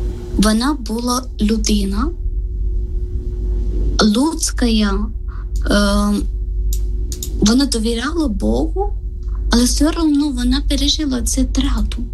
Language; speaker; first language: Ukrainian; non-native, learner; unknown